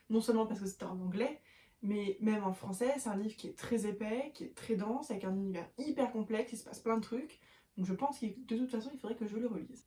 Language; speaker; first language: French; native; French